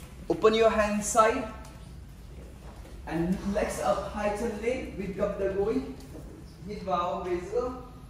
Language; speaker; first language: English; non-native, local second language; Hindi